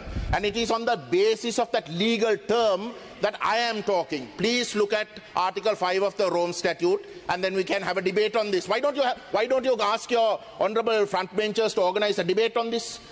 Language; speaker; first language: English; non-native, local second language; Tamil